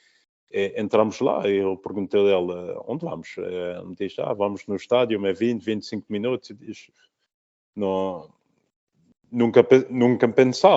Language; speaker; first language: Portuguese; early bilingual, heritage; Portuguese